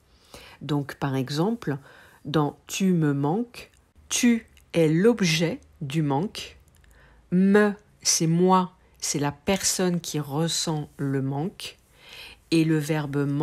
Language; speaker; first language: French; native; French